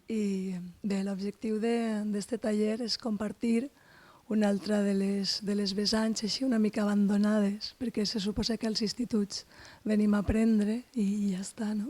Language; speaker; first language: Catalan; native; Catalan